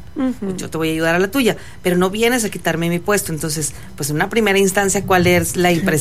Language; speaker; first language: Spanish; native; Spanish